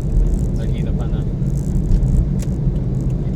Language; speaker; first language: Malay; non-native, local second language; Chinese